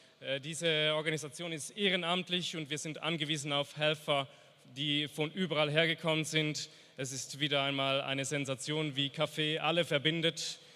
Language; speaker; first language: German; native; German